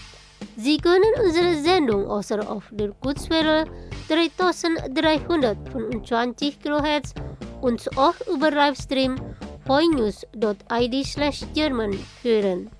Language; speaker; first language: German; non-native, fluent; Indonesian